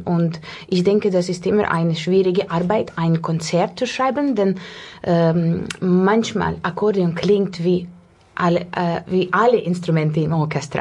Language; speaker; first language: German; non-native, fluent; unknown